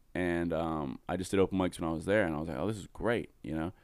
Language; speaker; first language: English; native; English